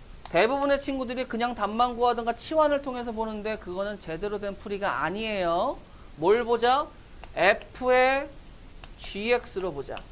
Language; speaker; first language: Korean; native; Korean